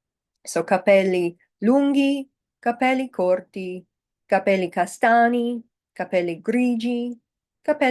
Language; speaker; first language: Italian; non-native, fluent; English